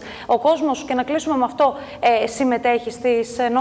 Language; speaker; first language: Greek; native; Greek